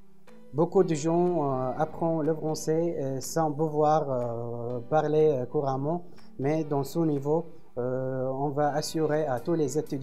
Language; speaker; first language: French; non-native, fluent; Arabic